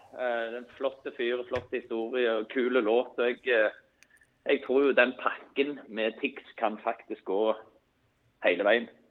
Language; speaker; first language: Norwegian; native; Norwegian